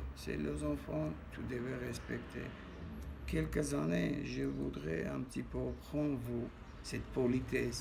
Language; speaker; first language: French; non-native, learner; Armenian